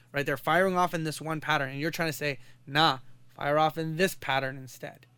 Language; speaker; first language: English; non-native, fluent; Arabic